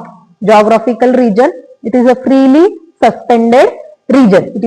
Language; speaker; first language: English; non-native, local second language; Marathi